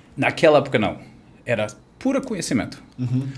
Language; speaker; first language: Portuguese; non-native, fluent; English